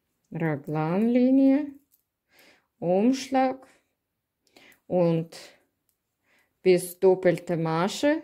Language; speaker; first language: German; non-native, learner; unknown